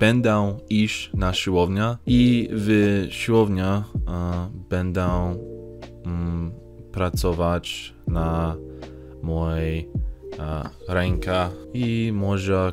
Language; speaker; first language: Polish; non-native, learner; English